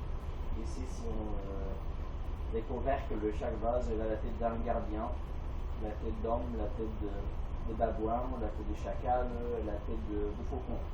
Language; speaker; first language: French; non-native, fluent; Arabic